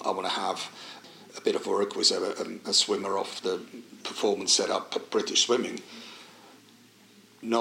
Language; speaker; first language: English; non-native, fluent; Swiss German